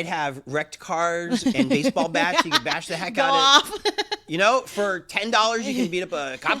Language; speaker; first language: English; native; English